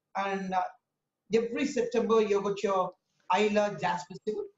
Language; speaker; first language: English; non-native, local second language; Tamil